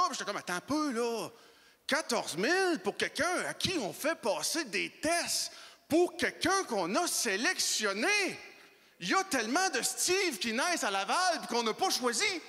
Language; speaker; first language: French; native; French